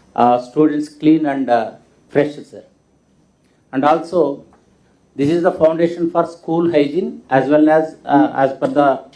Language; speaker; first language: English; non-native, local second language; Telugu